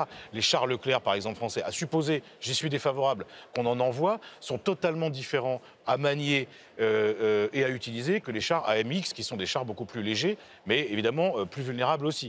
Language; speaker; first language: French; native; French